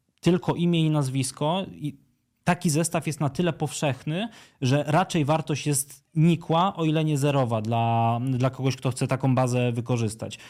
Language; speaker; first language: Polish; native; Polish